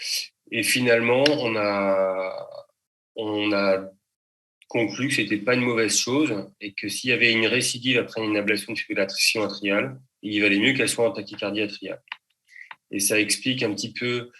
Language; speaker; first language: French; native; French